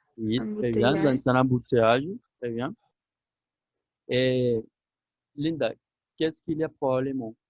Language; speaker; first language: French; non-native, fluent; Spanish